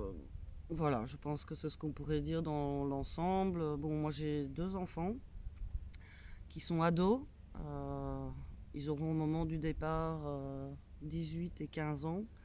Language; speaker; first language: French; native; French